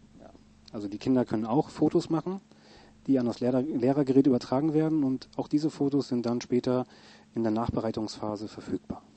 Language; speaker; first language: German; native; German